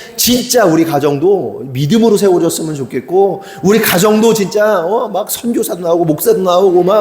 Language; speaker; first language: Korean; native; Korean